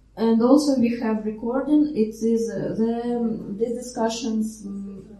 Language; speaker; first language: English; non-native, fluent; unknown